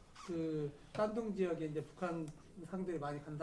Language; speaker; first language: Korean; native; Korean